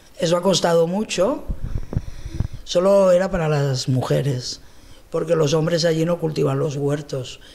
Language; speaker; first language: Spanish; native; Spanish